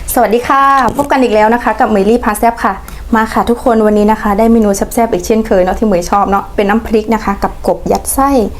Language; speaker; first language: Thai; native; Thai